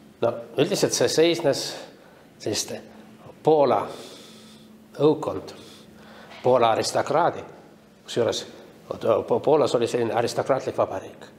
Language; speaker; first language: Estonian; non-native, local second language; Russian